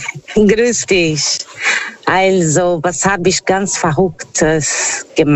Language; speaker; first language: German; non-native, fluent; Portuguese